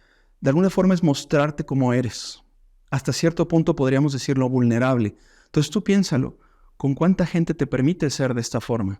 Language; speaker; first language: Spanish; native; Spanish